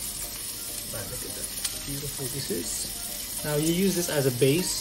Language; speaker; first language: English; non-native, local second language; Filipino